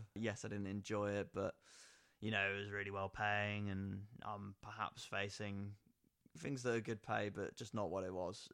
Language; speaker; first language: English; native; English